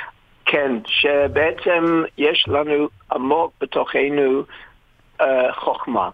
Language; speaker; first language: Hebrew; non-native, fluent; English